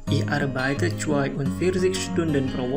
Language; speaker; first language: German; non-native, fluent; Indonesian